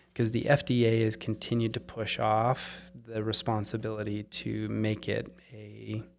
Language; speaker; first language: English; native; English